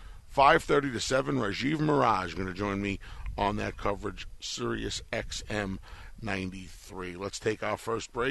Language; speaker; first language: English; native; English